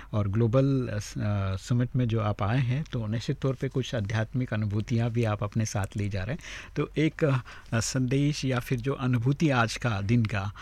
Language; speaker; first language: Hindi; native; Hindi